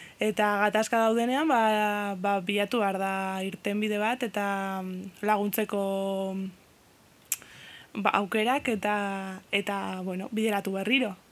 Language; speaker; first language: Basque; non-native, fluent; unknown